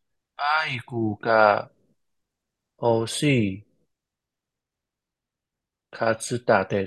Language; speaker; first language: Japanese; non-native, learner; Chinese